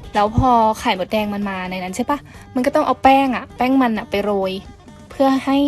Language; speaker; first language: Thai; native; Thai